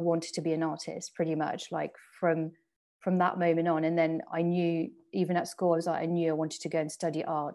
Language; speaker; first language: English; non-native, fluent; French